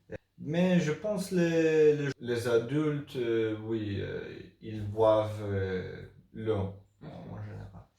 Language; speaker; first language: French; non-native, learner; Hebrew